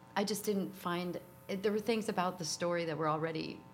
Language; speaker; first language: English; native; English